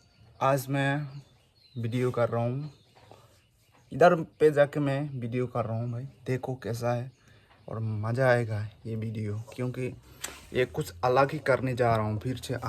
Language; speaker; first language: Hindi; non-native, local second language; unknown